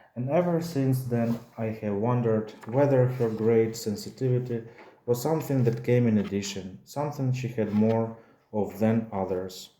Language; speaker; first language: English; non-native, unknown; Ukrainian